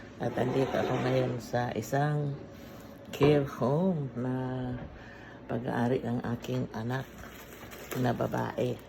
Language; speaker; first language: Filipino; non-native, local second language; Bikol